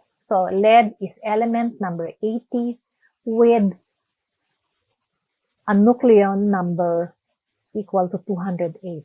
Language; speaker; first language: English; non-native, local second language; Filipino